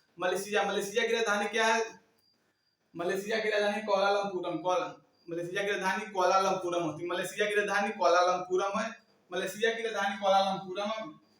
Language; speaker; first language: Hindi; native; Hindi